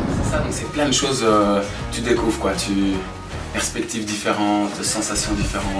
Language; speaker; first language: French; native; French